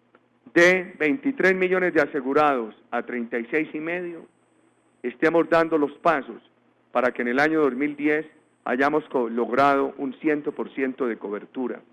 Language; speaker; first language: Spanish; native; Spanish